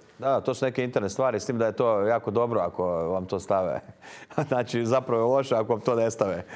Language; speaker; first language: Croatian; native; Croatian